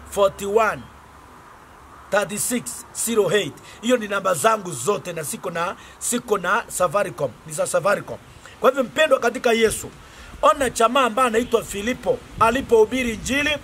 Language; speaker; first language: Swahili; non-native, local second language; Gusii